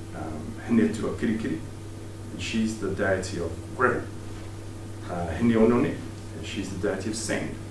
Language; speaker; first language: English; native; English